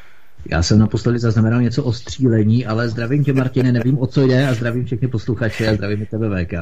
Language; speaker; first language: Czech; native; Czech